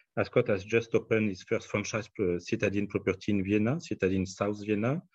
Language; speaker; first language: English; non-native, fluent; French